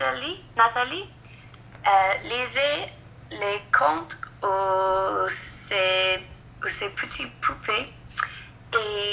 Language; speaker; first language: French; non-native, learner; English